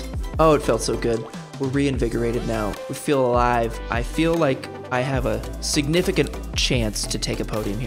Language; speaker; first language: English; native; English